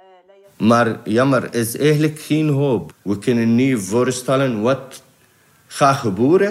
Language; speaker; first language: Dutch; non-native, learner; Arabic